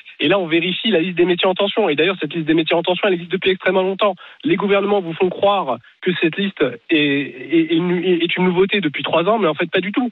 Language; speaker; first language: French; non-native, local second language; Arabic